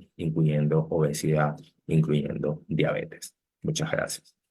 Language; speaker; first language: Spanish; native; Spanish